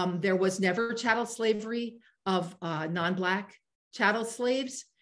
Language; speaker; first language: English; native; English